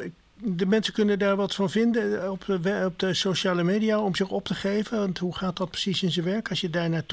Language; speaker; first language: Dutch; native; Dutch